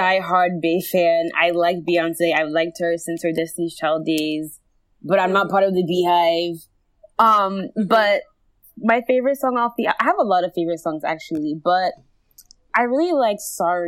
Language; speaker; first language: English; non-native, local second language; Akan